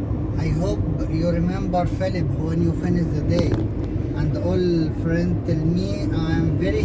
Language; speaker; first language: English; non-native, learner; Arabic